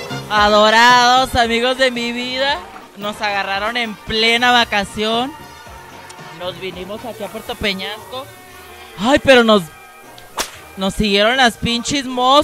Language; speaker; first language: Spanish; native; Spanish